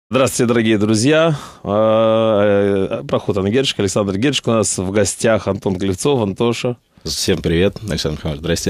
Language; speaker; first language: Russian; native; Russian